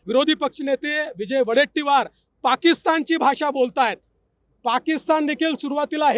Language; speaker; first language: Hindi; non-native, local second language; Marathi